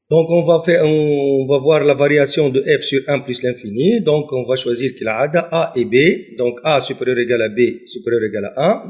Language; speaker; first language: French; non-native, local second language; Arabic